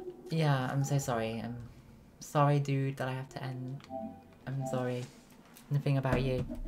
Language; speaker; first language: English; native; English